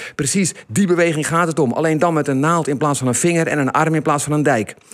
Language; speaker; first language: Dutch; native; Dutch